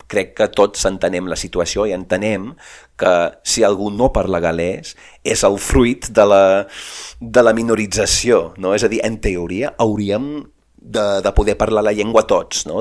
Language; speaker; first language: Catalan; non-native, fluent; English